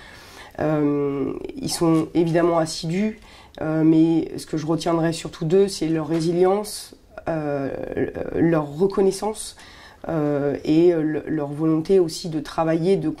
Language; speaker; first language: French; native; French